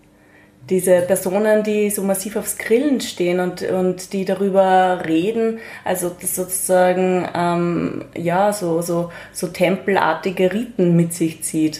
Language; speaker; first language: German; native; German